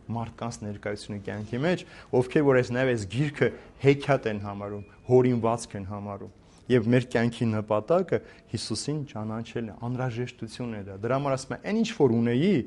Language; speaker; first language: Armenian; native; Armenian